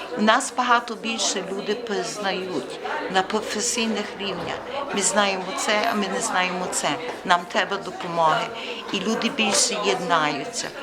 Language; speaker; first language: Ukrainian; early bilingual, heritage; Ukrainian